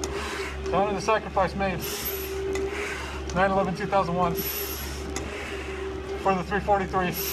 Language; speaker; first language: English; native; English